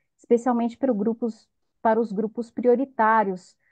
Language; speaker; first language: Portuguese; native; Portuguese